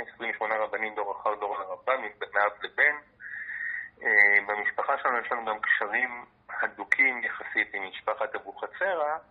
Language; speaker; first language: Hebrew; native; Hebrew